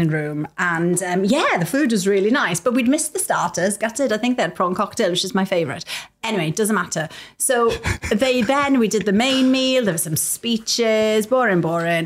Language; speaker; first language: English; native; English